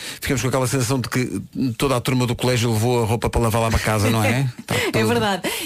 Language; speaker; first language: Portuguese; native; Portuguese